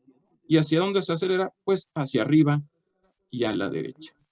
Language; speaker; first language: Spanish; native; Spanish